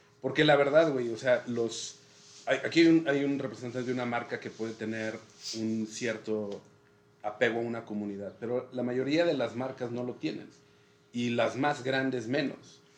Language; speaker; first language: Spanish; native; Spanish